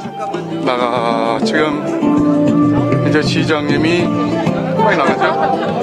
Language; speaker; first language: Korean; native; Korean